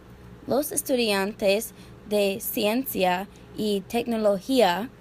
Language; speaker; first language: Spanish; non-native, learner; English